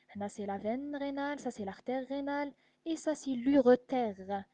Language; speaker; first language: French; non-native, local second language; Arabic